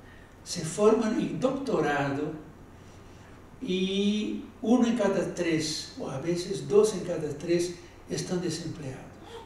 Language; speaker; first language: Spanish; non-native, fluent; Portuguese